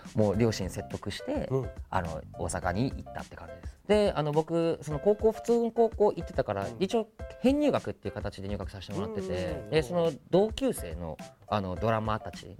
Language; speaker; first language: Japanese; native; Japanese